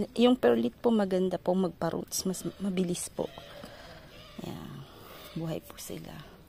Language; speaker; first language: Filipino; non-native, local second language; Bikol